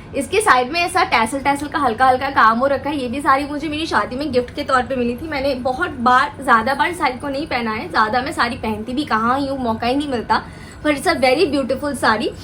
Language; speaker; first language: Hindi; non-native, local second language; Bangla